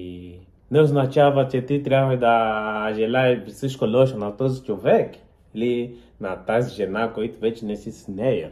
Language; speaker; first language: Bulgarian; non-native, learner; Portuguese